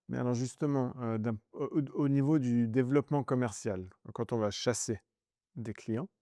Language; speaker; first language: French; native; French